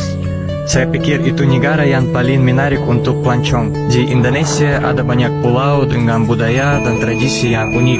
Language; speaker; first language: Indonesian; non-native, learner; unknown